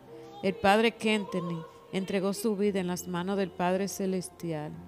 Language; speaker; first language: Spanish; native; Spanish